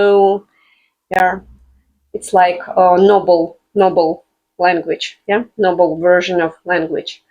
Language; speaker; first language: English; non-native, fluent; Russian